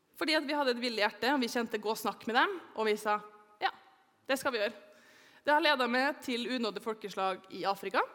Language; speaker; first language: Norwegian; native; Norwegian